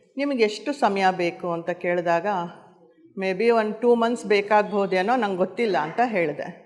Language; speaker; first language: Kannada; native; Kannada